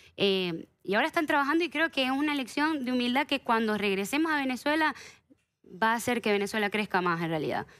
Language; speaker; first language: Spanish; native; Spanish